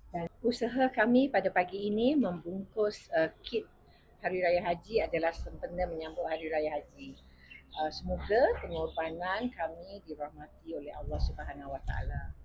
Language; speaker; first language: Malay; non-native, local second language; Chinese